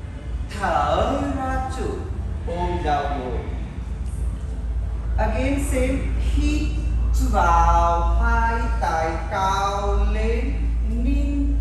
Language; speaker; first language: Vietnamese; non-native, learner; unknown